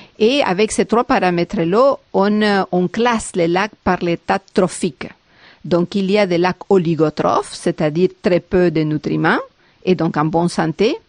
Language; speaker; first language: French; non-native, fluent; Spanish